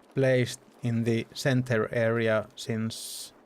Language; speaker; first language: English; non-native, fluent; Finnish